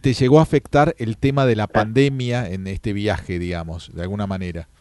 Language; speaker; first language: Spanish; native; Spanish